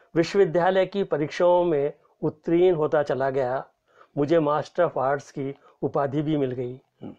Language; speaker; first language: Hindi; native; Hindi